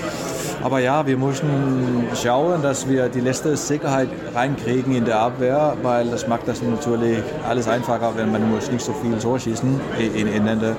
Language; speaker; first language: German; non-native, fluent; Danish